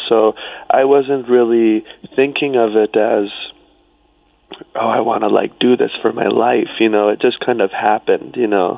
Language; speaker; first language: English; native; English